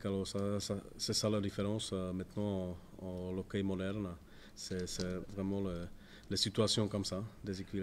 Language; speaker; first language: French; non-native, fluent; Czech